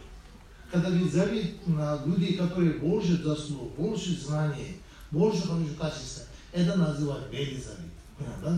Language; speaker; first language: Russian; non-native, fluent; Tibetan